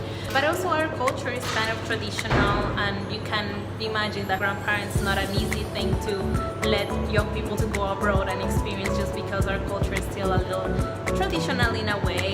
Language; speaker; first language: English; non-native, fluent; Spanish